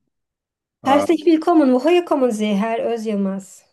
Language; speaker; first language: German; non-native, learner; Turkish